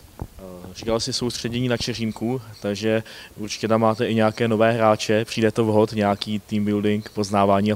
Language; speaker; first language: Czech; native; Czech